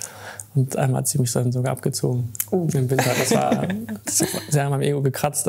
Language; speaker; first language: German; native; German